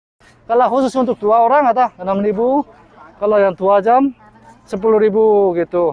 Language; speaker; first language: Indonesian; non-native, fluent; Korean